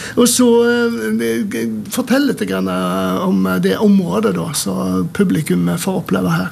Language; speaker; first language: Norwegian; native; Norwegian